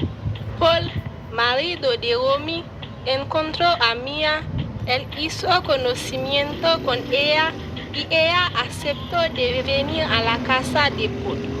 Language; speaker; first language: Spanish; non-native, learner; Haitian Creole